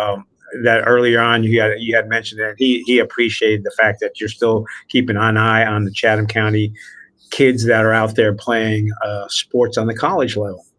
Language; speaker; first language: English; native; English